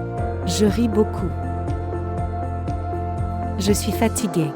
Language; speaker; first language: French; non-native, local second language; Malagasy